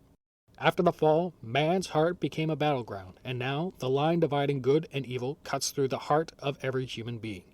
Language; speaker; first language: English; native; English